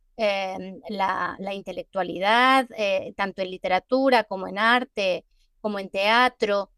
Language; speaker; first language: Spanish; native; Spanish